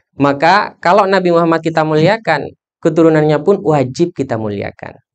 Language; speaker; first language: Indonesian; non-native, local second language; Madurese